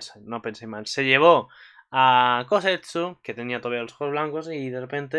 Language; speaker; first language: Spanish; native; Spanish